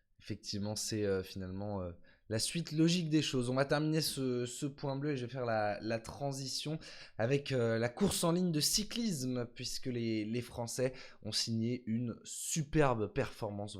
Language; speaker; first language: French; native; French